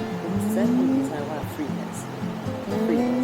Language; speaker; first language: Japanese; non-native, learner; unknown